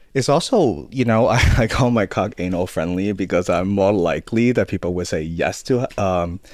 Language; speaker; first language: English; early bilingual, other home language; Cantonese